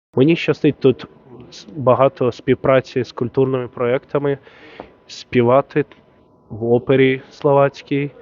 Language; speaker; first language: Ukrainian; native; Ukrainian